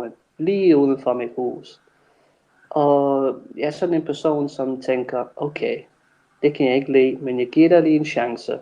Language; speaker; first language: Danish; non-native, fluent; English